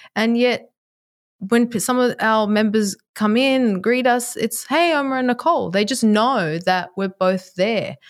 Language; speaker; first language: English; native; English